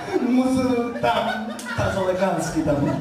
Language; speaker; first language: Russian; non-native, learner; Kyrgyz